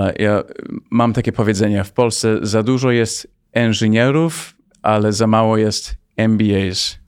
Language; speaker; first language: Polish; early bilingual, heritage; Polish